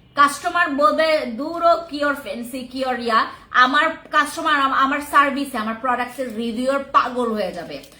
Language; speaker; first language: Bangla; non-native, local second language; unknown